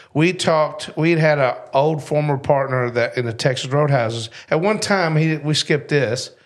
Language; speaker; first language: English; native; English